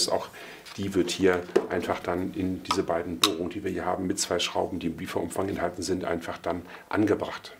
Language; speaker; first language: German; native; German